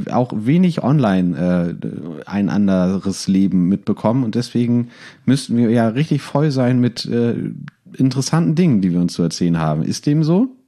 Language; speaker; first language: German; native; German